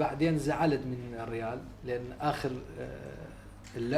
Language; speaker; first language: Arabic; native; Arabic